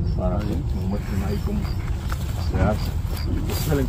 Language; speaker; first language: Spanish; native; Spanish